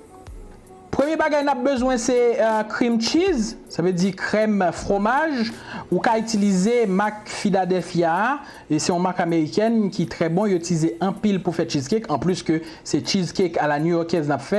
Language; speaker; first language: French; non-native, local second language; Haitian Creole